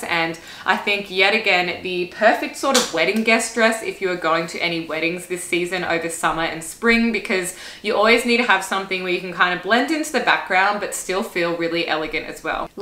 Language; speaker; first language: English; native; English